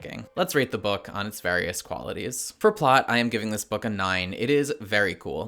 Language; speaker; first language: English; native; English